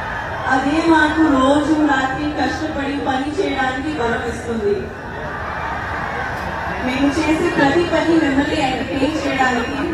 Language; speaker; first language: Telugu; non-native, learner; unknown